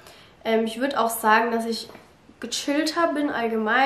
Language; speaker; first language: German; native; German